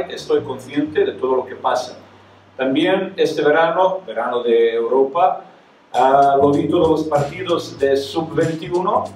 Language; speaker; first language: Spanish; non-native, fluent; Serbian